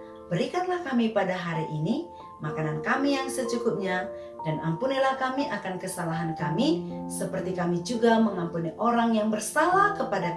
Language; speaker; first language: Indonesian; native; Indonesian